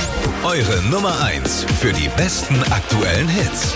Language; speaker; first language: German; native; German